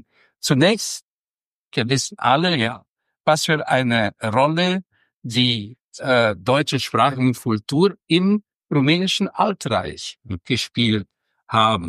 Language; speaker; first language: German; non-native, fluent; Romanian